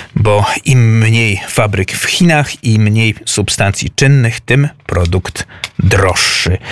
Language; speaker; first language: Polish; native; Polish